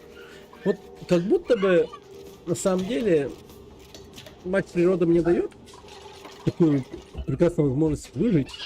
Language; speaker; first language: Russian; native; Russian